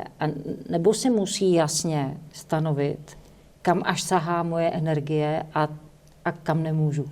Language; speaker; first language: Czech; native; Czech